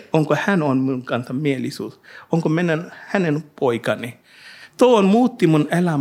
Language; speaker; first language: Finnish; non-native, learner; Hindi